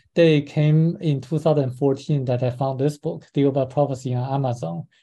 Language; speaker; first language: English; non-native, fluent; Chinese